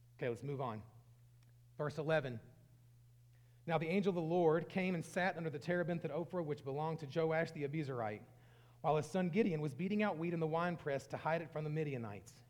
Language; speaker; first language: English; native; English